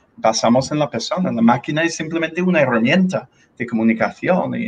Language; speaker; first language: Spanish; non-native, fluent; English